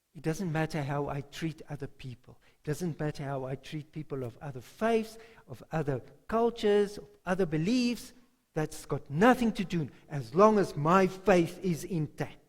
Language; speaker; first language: English; non-native, local second language; Afrikaans